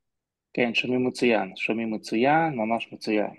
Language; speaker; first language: Hebrew; non-native, fluent; Russian